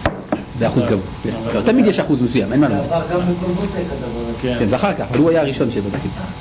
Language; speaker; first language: Hebrew; native; Hebrew